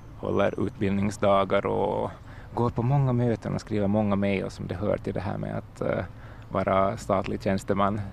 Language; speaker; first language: Swedish; native; Swedish